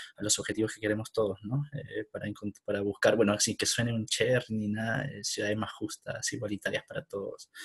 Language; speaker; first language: Spanish; native; Spanish